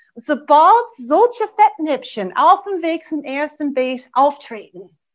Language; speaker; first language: German; non-native, fluent; English